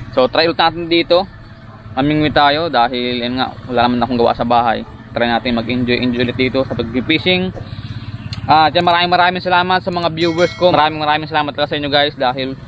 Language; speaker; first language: Filipino; native; Filipino